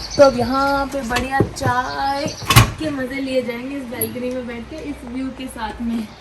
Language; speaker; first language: Hindi; native; Hindi